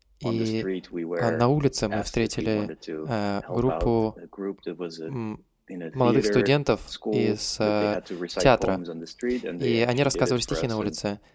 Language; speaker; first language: Russian; non-native, fluent; English